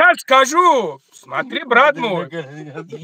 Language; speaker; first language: Russian; non-native, learner; Tajik